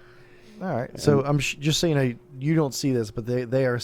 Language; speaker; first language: English; native; English